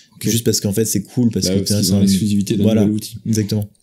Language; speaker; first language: French; native; French